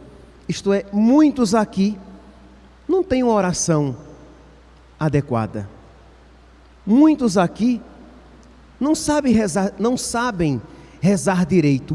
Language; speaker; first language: Portuguese; native; Portuguese